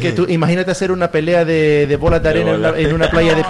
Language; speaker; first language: Spanish; native; Spanish